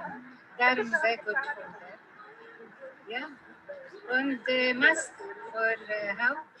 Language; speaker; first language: German; non-native, learner; Arabic